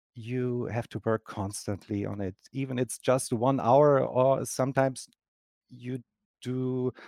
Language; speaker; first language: English; non-native, fluent; German